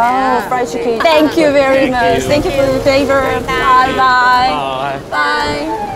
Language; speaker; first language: English; non-native, learner; Korean